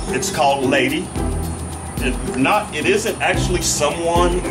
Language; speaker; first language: English; native; English